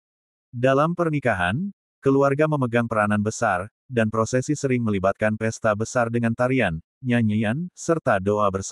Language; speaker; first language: Indonesian; native; Indonesian